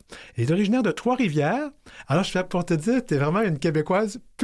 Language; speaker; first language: French; native; French